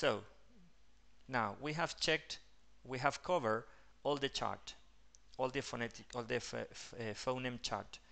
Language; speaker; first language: English; non-native, fluent; Spanish